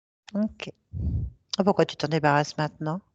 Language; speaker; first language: French; native; French